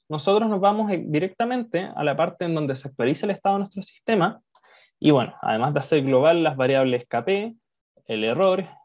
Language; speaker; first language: Spanish; native; Spanish